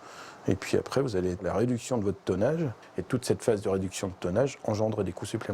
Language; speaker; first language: French; native; French